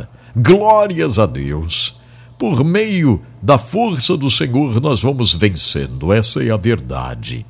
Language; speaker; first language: Portuguese; native; Portuguese